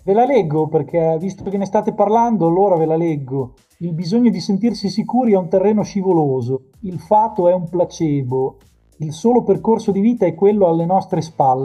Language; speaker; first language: Italian; native; Italian